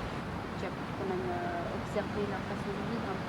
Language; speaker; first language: French; native; French